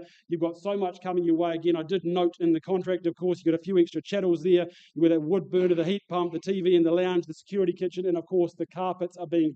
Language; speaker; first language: English; native; English